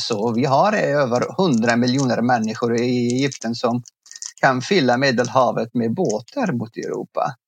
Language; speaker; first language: Swedish; non-native, fluent; Arabic